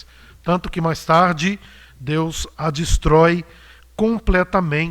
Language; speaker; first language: Portuguese; native; Portuguese